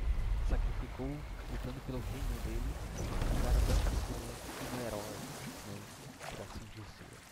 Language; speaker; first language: Portuguese; native; Portuguese